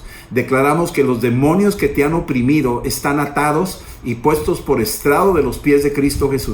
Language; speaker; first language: Spanish; native; Spanish